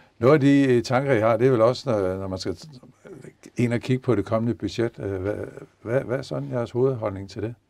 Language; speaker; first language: Danish; native; Danish